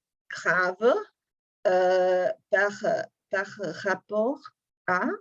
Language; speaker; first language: French; non-native, fluent; Czech